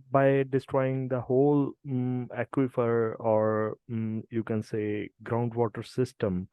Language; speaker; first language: English; non-native, local second language; Punjabi